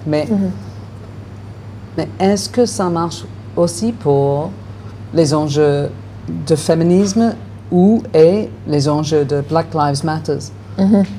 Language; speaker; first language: French; non-native, learner; English